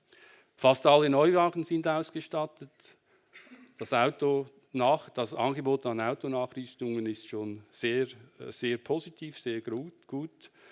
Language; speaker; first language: German; native; German